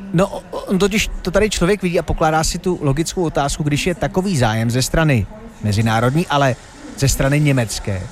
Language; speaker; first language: Czech; native; Czech